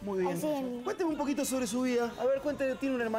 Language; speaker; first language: Spanish; native; Spanish